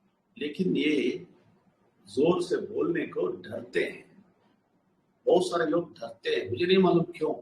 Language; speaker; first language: Hindi; non-native, local second language; Telugu